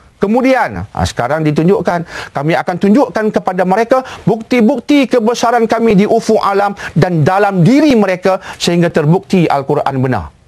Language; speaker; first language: Malay; native; Malay